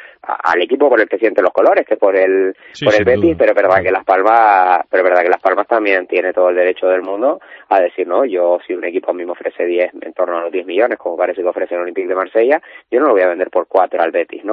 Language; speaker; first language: Spanish; native; Spanish